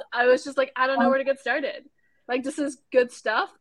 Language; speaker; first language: English; non-native, fluent; German